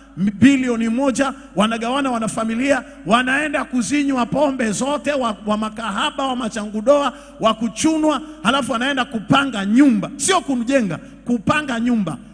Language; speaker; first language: Swahili; native; Swahili